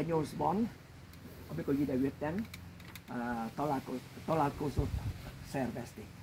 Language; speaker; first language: Hungarian; non-native, learner; Vietnamese